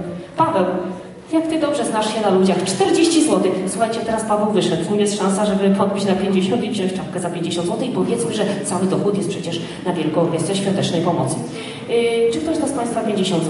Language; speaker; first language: Polish; native; Polish